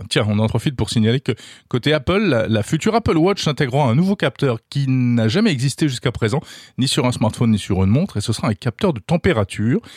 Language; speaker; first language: French; native; French